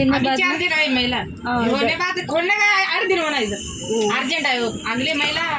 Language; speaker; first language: Hindi; non-native, local second language; Marathi